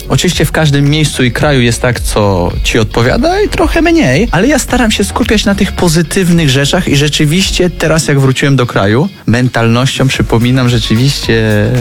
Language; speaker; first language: Polish; non-native, fluent; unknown